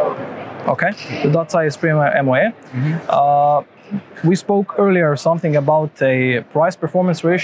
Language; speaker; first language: English; non-native, fluent; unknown